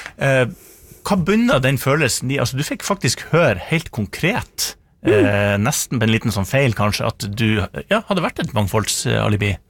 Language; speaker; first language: Norwegian; native; Norwegian